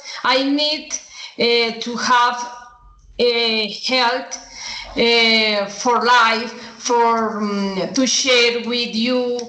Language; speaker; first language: English; non-native, learner; Spanish